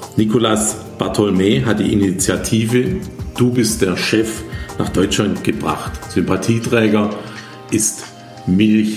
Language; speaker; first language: German; native; German